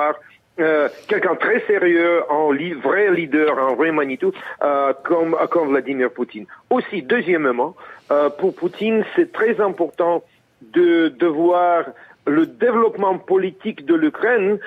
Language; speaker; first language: French; non-native, fluent; Russian